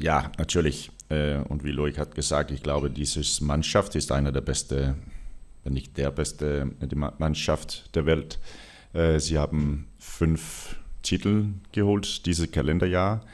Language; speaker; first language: German; non-native, fluent; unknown